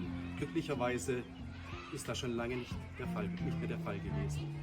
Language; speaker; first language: German; native; German